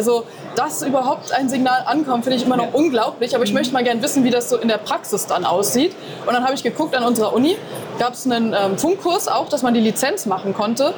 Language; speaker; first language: German; native; German